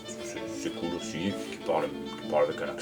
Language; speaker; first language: French; native; French